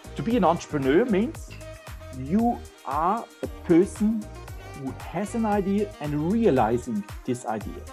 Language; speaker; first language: English; non-native, fluent; German